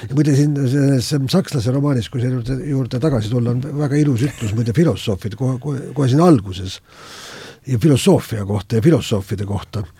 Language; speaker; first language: Estonian; native; Estonian